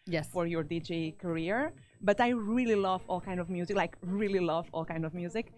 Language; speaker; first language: English; non-native, fluent; Spanish